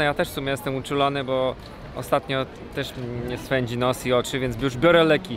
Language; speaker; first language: Polish; native; Polish